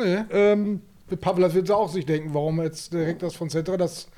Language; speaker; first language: German; native; German